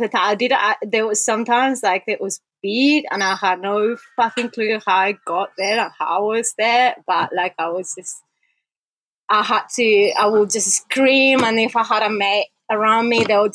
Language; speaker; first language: English; non-native, fluent; Spanish